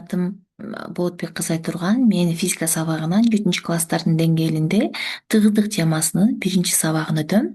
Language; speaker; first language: Kyrgyz; native; Kyrgyz